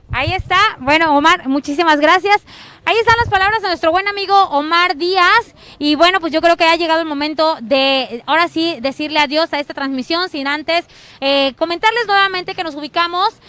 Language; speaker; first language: Spanish; native; Spanish